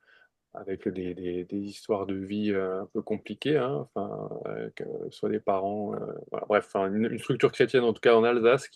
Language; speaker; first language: French; native; French